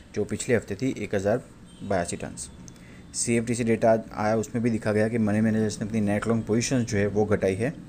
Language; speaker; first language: Hindi; non-native, local second language; Gujarati